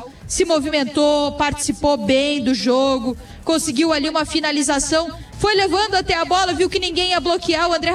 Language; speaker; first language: Portuguese; native; Portuguese